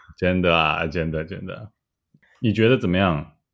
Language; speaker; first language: Chinese; native; Chinese